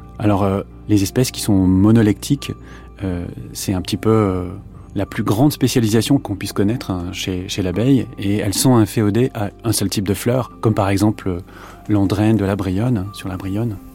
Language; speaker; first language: French; native; French